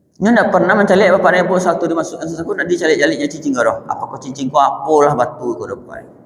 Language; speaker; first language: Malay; non-native, local second language; Minangkabau